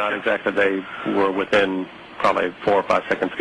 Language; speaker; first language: English; native; English